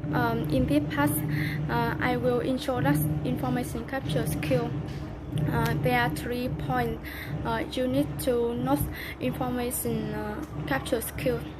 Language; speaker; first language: English; non-native, learner; Vietnamese